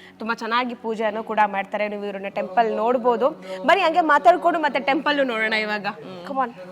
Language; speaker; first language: Kannada; native; Kannada